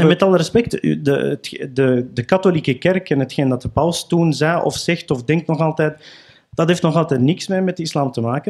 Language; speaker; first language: Dutch; early bilingual, other home language; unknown